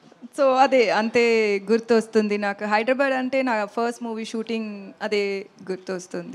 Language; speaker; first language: Telugu; non-native, learner; Tamil